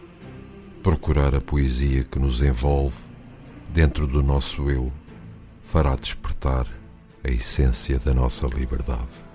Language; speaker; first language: Portuguese; native; Portuguese